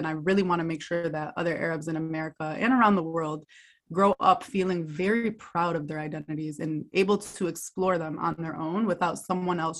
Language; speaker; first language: English; native; English